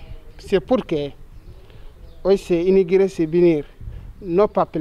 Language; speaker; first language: Spanish; non-native, learner; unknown